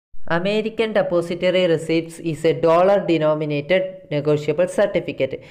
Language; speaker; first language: English; non-native, local second language; Malayalam